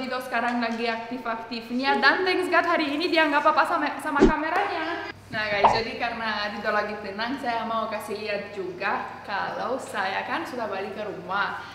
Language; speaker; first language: Indonesian; non-native, fluent; Romanian